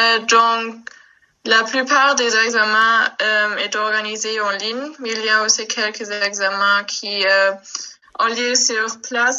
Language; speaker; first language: French; non-native, local second language; Luxembourgish